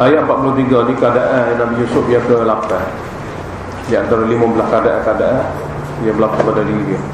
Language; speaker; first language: Malay; native; Malay